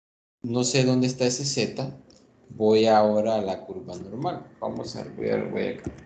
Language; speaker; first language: Spanish; native; Spanish